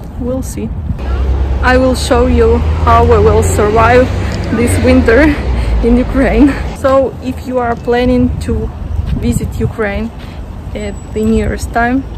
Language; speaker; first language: English; non-native, fluent; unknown